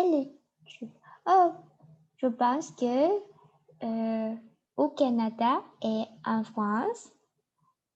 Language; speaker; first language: French; non-native, learner; Chinese